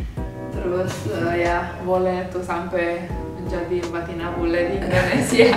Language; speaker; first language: Indonesian; non-native, fluent; Romanian